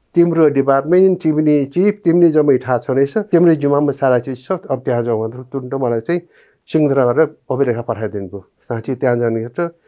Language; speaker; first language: Nepali; non-native, local second language; Newari